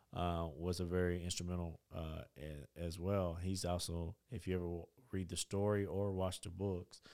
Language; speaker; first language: English; native; English